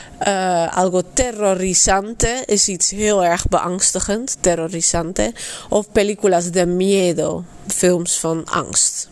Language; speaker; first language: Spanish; non-native, fluent; Dutch